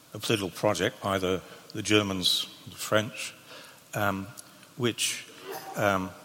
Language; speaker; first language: English; native; English